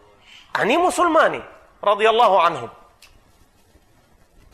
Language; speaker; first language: Russian; non-native, fluent; Arabic